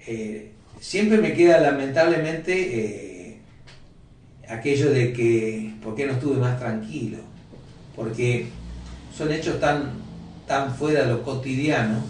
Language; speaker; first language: Spanish; native; Spanish